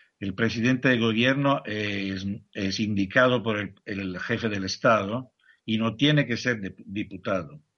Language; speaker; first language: Spanish; non-native, fluent; Italian